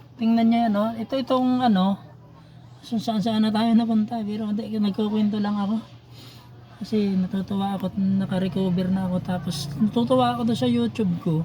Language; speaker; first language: Filipino; native; Filipino